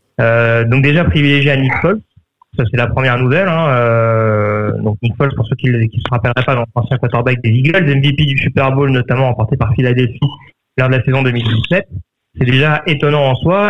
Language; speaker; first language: French; native; French